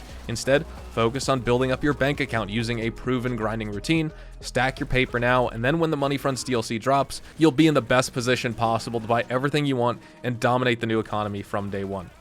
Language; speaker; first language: English; native; English